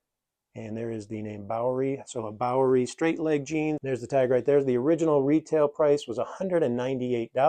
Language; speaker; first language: English; native; English